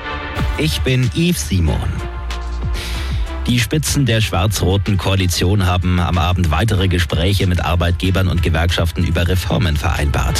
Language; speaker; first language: German; native; German